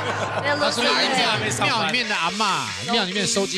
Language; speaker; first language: Chinese; native; Chinese